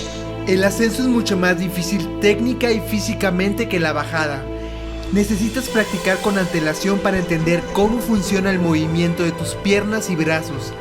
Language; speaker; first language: Spanish; native; Spanish